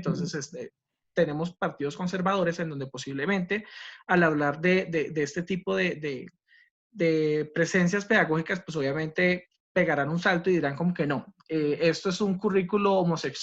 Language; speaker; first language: Spanish; native; Spanish